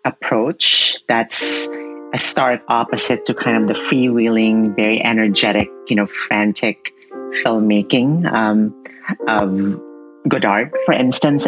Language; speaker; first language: English; non-native, local second language; Cebuano